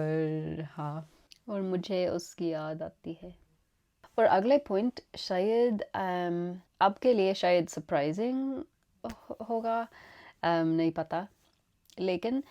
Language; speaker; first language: Hindi; non-native, learner; English